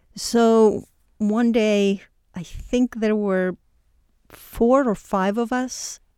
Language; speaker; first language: English; non-native, fluent; Greek